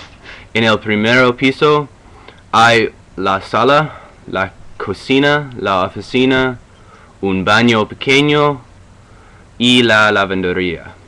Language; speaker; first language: Spanish; non-native, learner; English